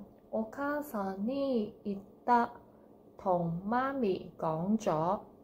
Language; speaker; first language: Japanese; non-native, learner; Cantonese